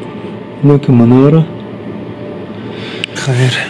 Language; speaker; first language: Arabic; non-native, fluent; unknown